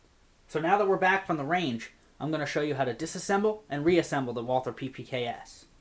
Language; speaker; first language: English; native; English